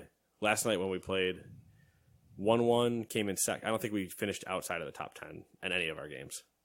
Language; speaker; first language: English; native; English